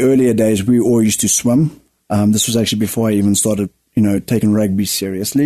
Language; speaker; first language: English; non-native, local second language; Afrikaans